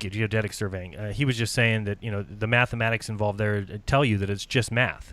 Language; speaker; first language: English; native; English